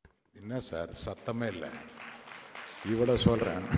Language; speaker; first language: Tamil; non-native, local second language; Telugu